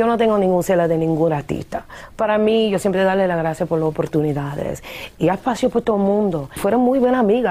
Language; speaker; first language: Spanish; early bilingual, heritage; English